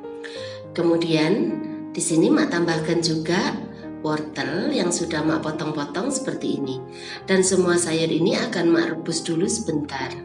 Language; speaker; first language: Indonesian; native; Indonesian